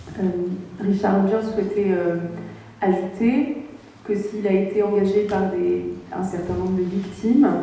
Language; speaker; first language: French; native; French